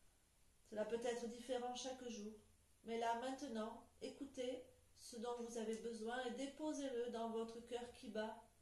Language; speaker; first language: French; native; French